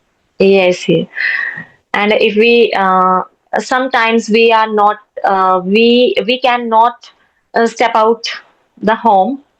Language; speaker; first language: English; non-native, learner; Hindi